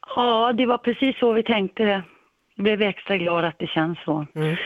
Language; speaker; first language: Swedish; native; Swedish